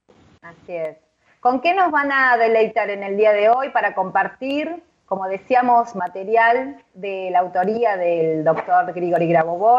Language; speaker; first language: Spanish; native; Spanish